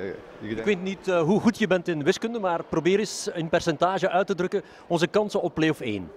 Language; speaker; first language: Dutch; native; Dutch